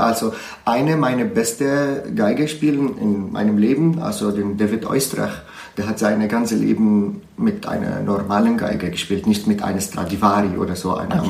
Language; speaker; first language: German; non-native, learner; Arabic